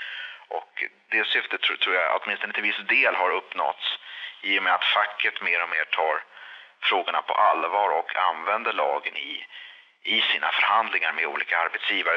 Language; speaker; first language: Swedish; native; Swedish